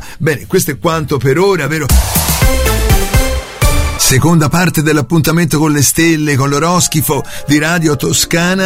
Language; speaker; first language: Italian; native; Italian